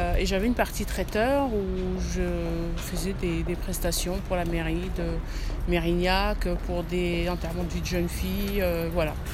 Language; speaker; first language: French; early bilingual, other home language; Arabic